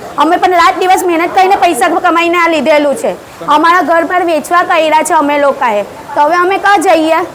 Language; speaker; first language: Gujarati; native; Gujarati